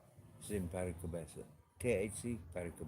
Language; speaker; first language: Spanish; non-native, learner; English